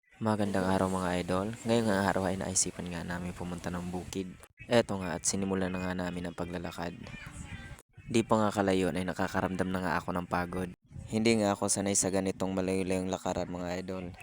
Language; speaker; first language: Filipino; non-native, local second language; Bikol